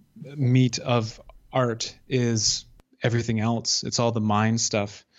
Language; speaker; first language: English; native; English